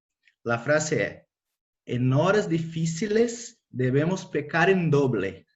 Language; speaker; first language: Spanish; non-native, fluent; Portuguese